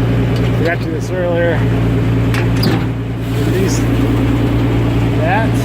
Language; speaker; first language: English; native; English